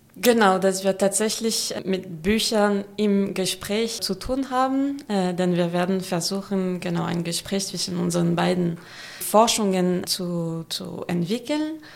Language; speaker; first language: German; non-native, fluent; French